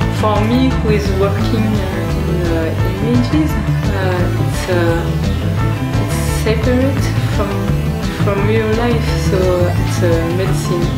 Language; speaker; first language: English; non-native, learner; French